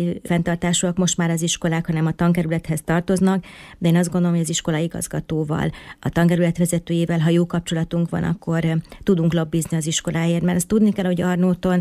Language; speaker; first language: Hungarian; native; Hungarian